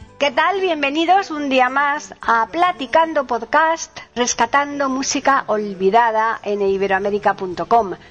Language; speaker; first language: Spanish; native; Spanish